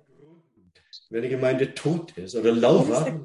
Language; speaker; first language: German; non-native, fluent; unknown